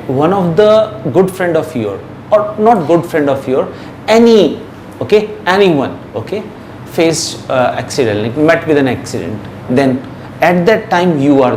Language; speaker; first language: English; non-native, local second language; Hindi